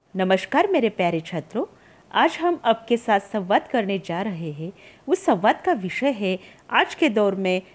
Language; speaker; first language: Hindi; non-native, local second language; Marathi